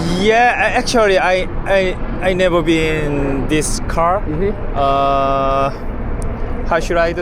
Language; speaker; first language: English; non-native, learner; Korean